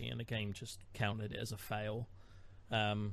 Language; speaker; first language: English; native; English